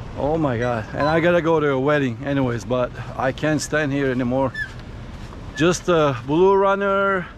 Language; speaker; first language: English; native; English